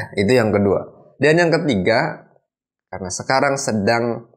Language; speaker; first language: Indonesian; native; Indonesian